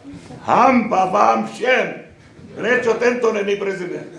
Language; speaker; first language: Slovak; non-native, fluent; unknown